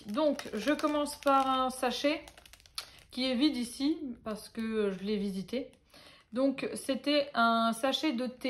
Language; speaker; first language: French; native; French